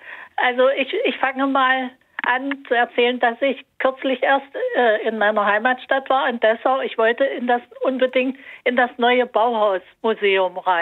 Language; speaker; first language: German; native; German